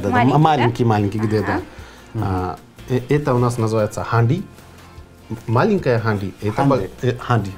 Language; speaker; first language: Russian; non-native, fluent; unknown